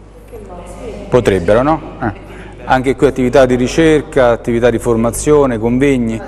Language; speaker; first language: Italian; native; Italian